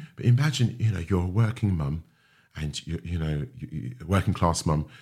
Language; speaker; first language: English; native; English